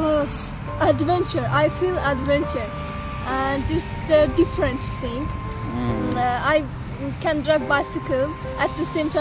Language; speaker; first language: English; non-native, learner; Azerbaijani